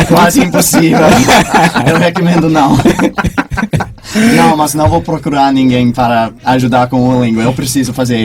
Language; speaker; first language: Portuguese; non-native, fluent; English